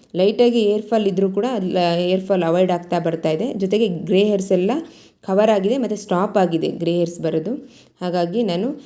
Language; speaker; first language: Kannada; native; Kannada